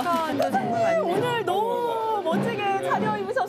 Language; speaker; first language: Korean; native; Korean